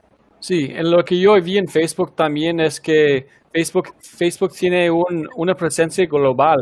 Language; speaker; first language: Spanish; non-native, fluent; English